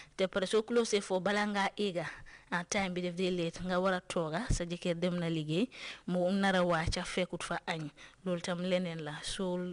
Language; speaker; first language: Wolof; non-native, local second language; Jola-Fonyi